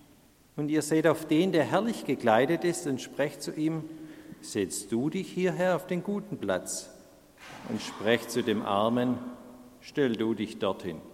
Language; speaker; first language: German; native; German